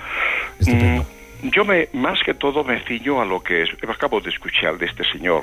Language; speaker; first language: Spanish; native; Spanish